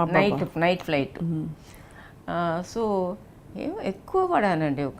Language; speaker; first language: Telugu; non-native, local second language; Tamil